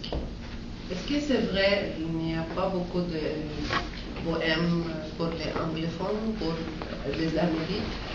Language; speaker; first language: French; non-native, learner; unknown